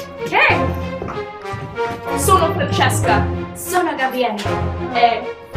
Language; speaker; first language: Italian; non-native, learner; English